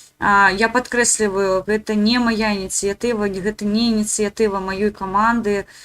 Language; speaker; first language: Belarusian; native; Belarusian